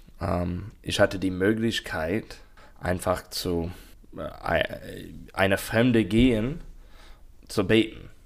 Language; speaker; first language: German; non-native, learner; English